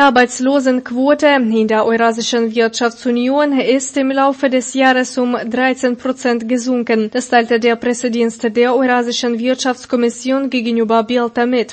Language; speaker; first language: German; non-native, fluent; Russian